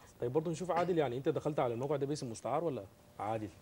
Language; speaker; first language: Arabic; native; Arabic